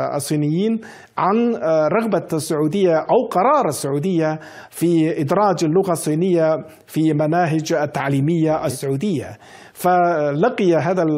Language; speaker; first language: Arabic; non-native, fluent; Chinese